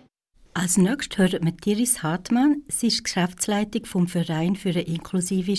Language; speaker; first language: German; native; German